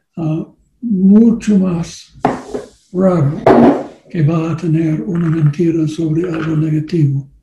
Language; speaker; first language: Spanish; non-native, learner; English